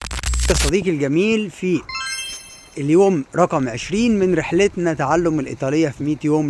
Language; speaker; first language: Arabic; native; Arabic